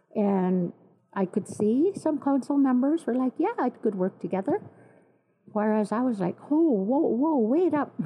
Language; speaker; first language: English; native; English